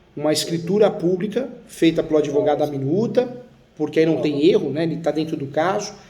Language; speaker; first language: Portuguese; native; Portuguese